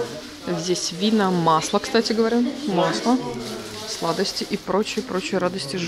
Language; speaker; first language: Russian; native; Russian